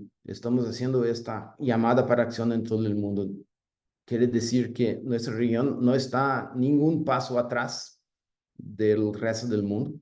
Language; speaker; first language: Spanish; non-native, fluent; Portuguese